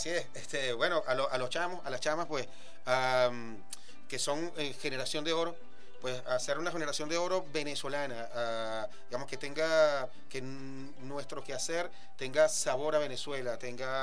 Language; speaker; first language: Spanish; native; Spanish